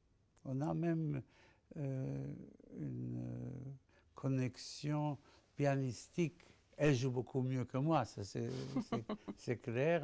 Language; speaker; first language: French; non-native, fluent; Spanish